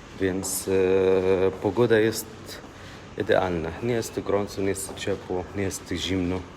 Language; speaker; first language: Polish; non-native, learner; Arabic